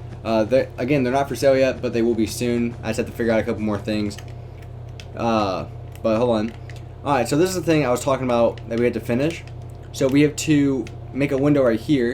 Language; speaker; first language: English; native; English